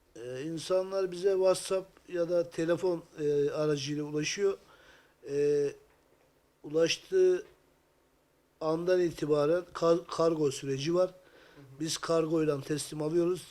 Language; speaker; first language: Turkish; native; Turkish